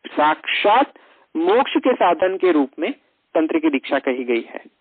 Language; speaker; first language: Hindi; non-native, local second language; Gujarati